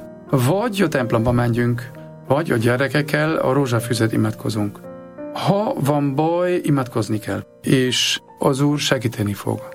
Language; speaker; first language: Hungarian; non-native, fluent; German